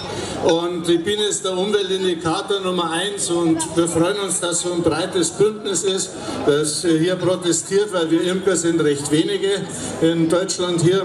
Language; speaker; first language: German; native; German